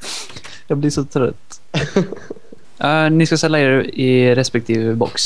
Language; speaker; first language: Swedish; native; Swedish